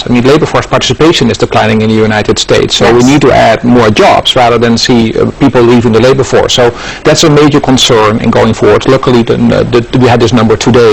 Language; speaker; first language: English; non-native, fluent; Dutch